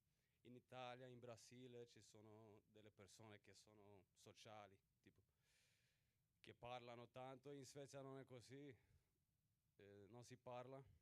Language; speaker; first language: Italian; non-native, learner; Swedish